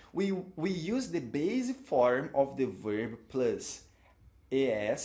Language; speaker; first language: English; non-native, fluent; Portuguese